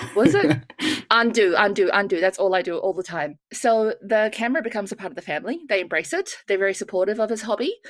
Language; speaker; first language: English; native; English